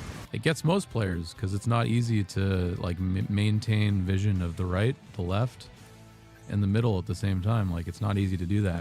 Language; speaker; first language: English; native; English